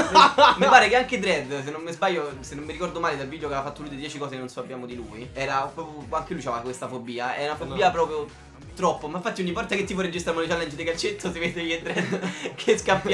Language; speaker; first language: Italian; native; Italian